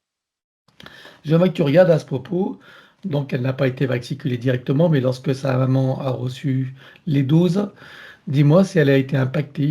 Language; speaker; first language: French; native; French